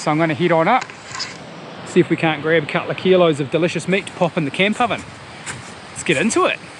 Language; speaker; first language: English; native; English